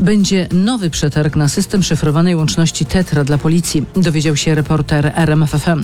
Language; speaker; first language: Polish; native; Polish